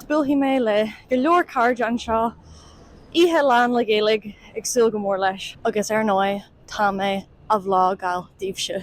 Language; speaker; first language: Irish; non-native, local second language; English